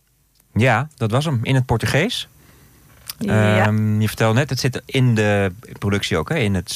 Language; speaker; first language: Dutch; native; Dutch